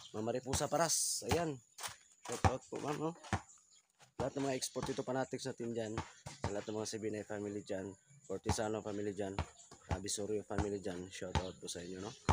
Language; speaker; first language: Filipino; non-native, local second language; Cebuano